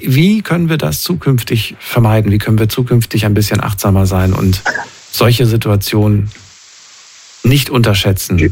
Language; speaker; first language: German; native; German